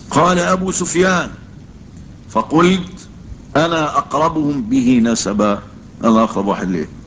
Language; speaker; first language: Arabic; native; Arabic